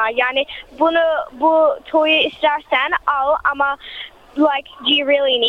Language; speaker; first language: Turkish; early bilingual, heritage; Turkish